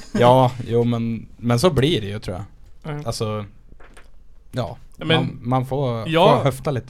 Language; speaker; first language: Swedish; native; Swedish